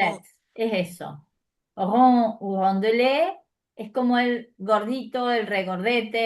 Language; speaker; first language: Spanish; native; Spanish